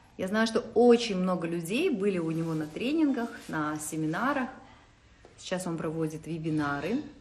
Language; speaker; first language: Russian; native; Russian